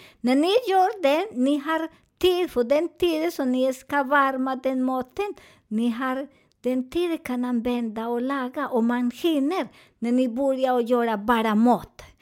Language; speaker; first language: Swedish; non-native, fluent; Spanish